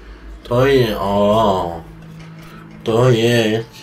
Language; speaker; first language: Polish; non-native, learner; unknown